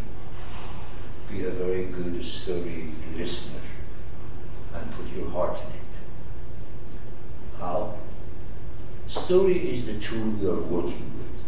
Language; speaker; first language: English; non-native, fluent; Persian